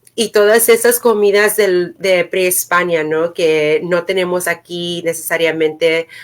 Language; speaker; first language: Spanish; early bilingual, other home language; English